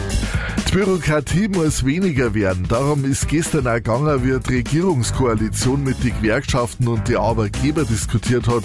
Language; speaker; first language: German; native; German